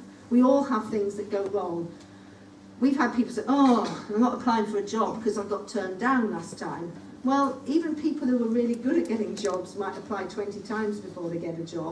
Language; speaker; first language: English; native; English